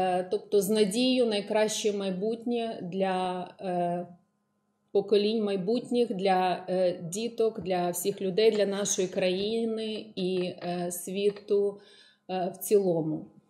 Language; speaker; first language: Ukrainian; native; Ukrainian